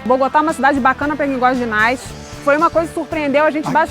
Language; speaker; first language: Portuguese; native; Portuguese